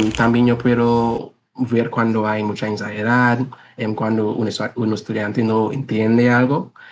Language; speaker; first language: Spanish; non-native, fluent; English